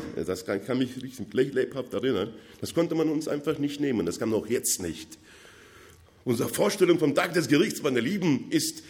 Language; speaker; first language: German; non-native, fluent; Russian